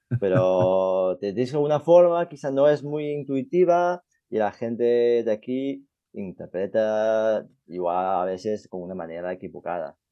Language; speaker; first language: Spanish; non-native, fluent; Chinese